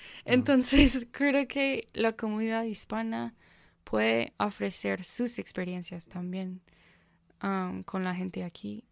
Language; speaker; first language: Spanish; non-native, fluent; English